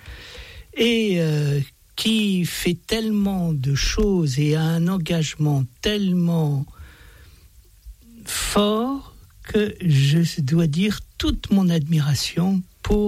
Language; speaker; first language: French; native; French